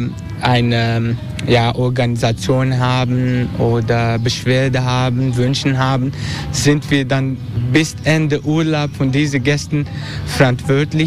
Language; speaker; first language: German; non-native, learner; Turkish